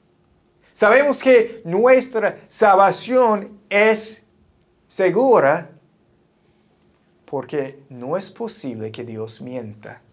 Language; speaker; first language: Spanish; non-native, fluent; English